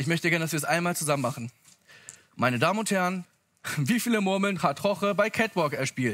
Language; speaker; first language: German; native; German